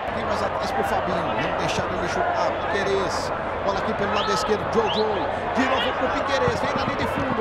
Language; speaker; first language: Portuguese; native; Portuguese